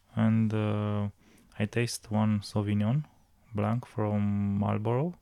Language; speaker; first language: English; non-native, learner; Romanian